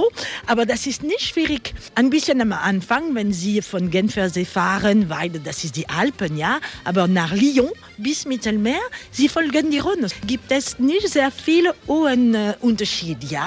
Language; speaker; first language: German; non-native, fluent; French